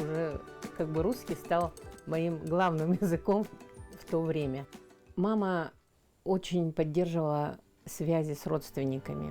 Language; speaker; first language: Russian; non-native, local second language; Yakut